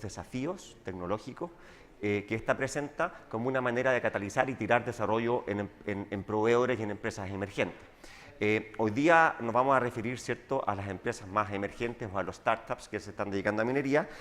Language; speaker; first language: Spanish; native; Spanish